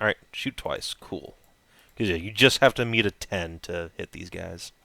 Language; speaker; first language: English; native; English